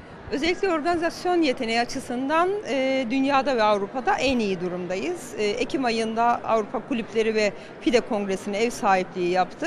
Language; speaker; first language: Turkish; native; Turkish